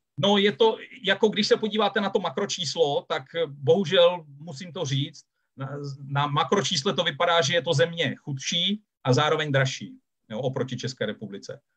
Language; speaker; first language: Czech; native; Czech